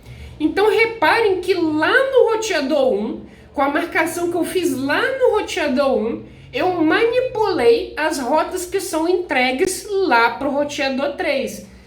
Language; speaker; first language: Portuguese; native; Portuguese